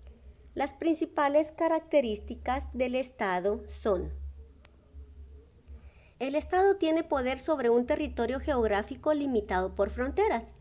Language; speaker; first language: Spanish; native; Spanish